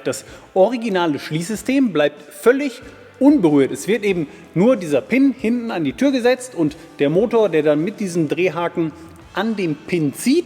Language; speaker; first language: German; native; German